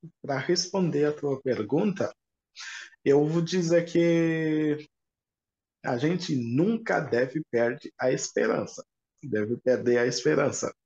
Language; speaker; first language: Portuguese; non-native, fluent; Haitian Creole